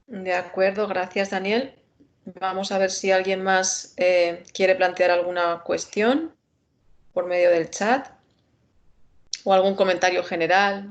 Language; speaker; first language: Spanish; native; Spanish